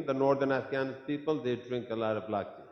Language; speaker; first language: English; non-native, local second language; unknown